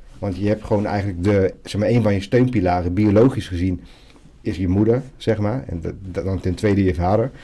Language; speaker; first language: Dutch; native; Dutch